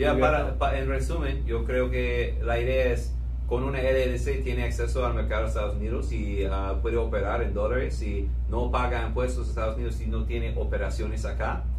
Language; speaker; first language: Spanish; non-native, fluent; English